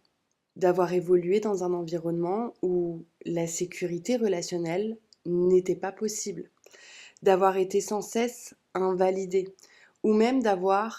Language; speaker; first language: French; native; French